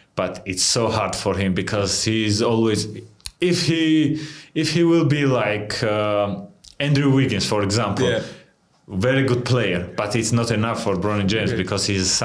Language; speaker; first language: English; non-native, fluent; Georgian